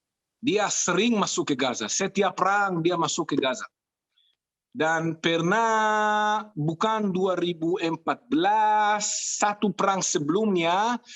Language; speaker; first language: Indonesian; non-native, fluent; Hebrew